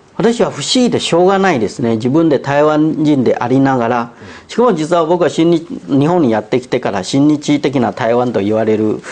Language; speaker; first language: Japanese; non-native, fluent; Chinese